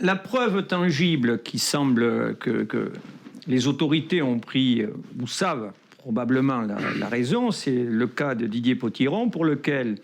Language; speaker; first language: French; native; French